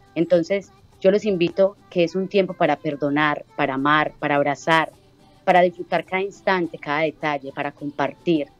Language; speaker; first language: Spanish; native; Spanish